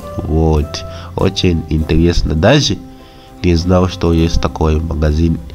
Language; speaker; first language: Russian; non-native, fluent; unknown